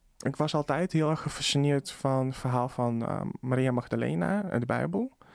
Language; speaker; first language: Dutch; early bilingual, other home language; Russian